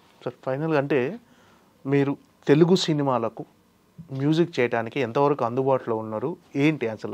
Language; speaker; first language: Telugu; native; Telugu